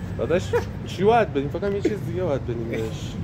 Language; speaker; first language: Persian; native; Persian